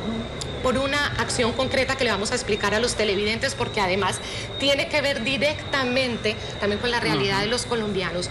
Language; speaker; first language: Spanish; native; Spanish